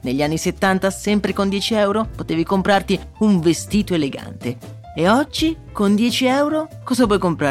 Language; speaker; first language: Italian; native; Italian